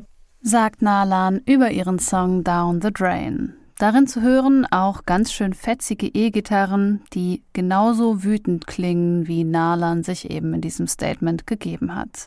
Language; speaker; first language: German; native; German